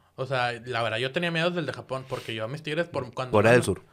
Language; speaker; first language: Spanish; native; Spanish